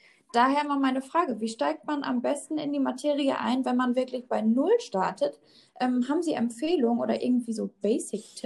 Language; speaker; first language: German; native; German